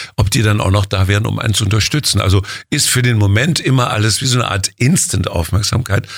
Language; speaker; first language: German; native; German